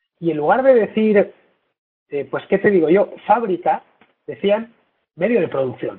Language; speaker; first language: Spanish; native; Spanish